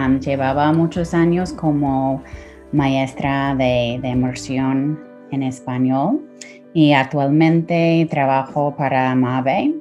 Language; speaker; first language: Spanish; non-native, fluent; English